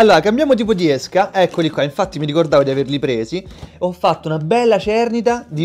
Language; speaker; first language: Italian; native; Italian